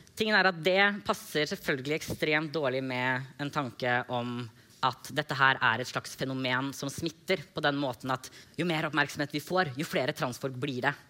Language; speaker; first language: Norwegian; native; Norwegian